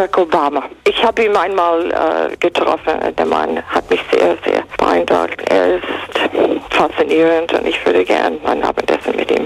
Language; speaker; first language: German; non-native, fluent; English